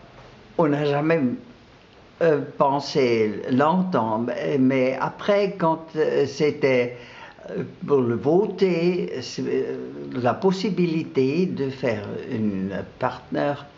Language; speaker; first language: French; non-native, local second language; German